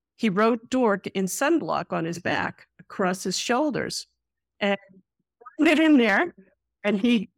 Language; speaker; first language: English; native; English